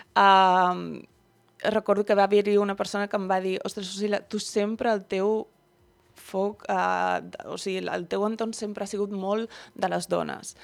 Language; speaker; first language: Catalan; early bilingual, other home language; Dutch